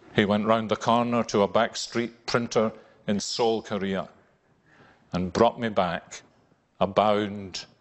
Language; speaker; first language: English; native; English